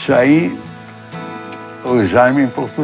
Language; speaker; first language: Portuguese; early bilingual, other home language; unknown